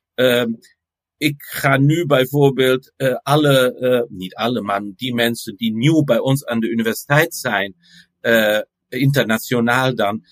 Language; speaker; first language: Dutch; non-native, fluent; German